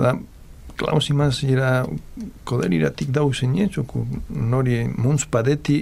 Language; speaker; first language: Lithuanian; non-native, fluent; Catalan